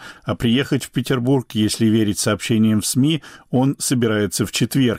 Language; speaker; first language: Russian; native; Russian